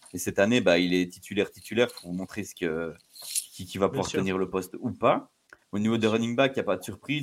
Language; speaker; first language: French; native; French